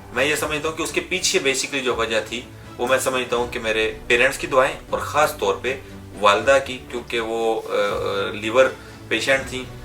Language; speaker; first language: Urdu; non-native, local second language; Punjabi